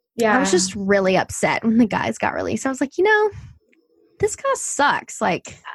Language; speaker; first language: English; native; English